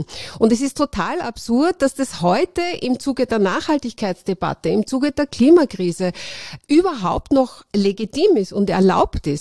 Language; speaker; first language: German; native; German